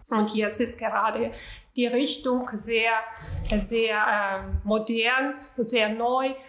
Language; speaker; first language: German; non-native, fluent; Russian